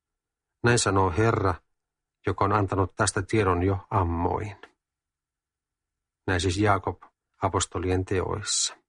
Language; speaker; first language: Finnish; native; Finnish